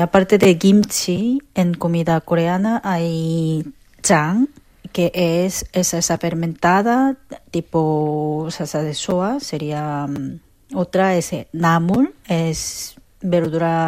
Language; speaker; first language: Spanish; non-native, fluent; Korean